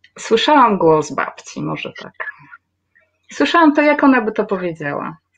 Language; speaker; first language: Polish; native; Polish